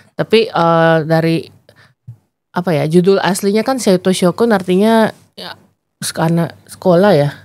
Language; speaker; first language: Indonesian; native; Indonesian